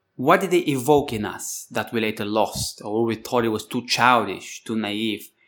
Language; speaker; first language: English; non-native, fluent; Bulgarian